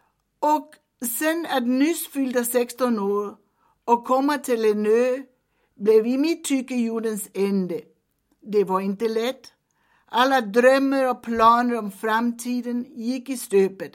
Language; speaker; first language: Swedish; early bilingual, heritage; Swedish